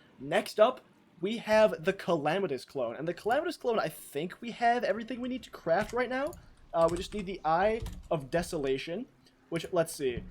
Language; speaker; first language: English; native; English